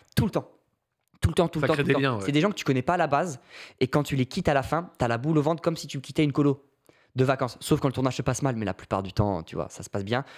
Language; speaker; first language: French; native; French